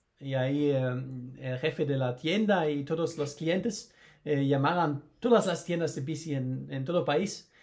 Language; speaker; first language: Spanish; non-native, learner; German